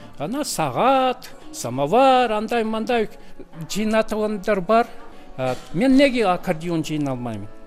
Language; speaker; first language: Kazakh; non-native, local second language; Russian